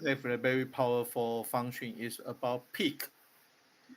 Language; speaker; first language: English; non-native, learner; Chinese